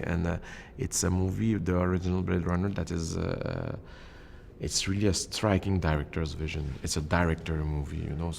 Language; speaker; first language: English; non-native, local second language; French